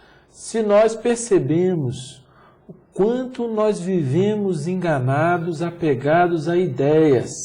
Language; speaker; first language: Portuguese; native; Portuguese